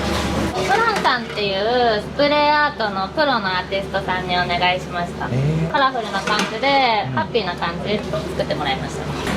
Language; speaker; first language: Japanese; native; Japanese